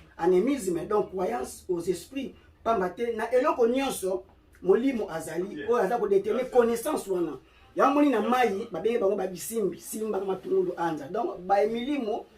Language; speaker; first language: Lingala; non-native, local second language; Kongo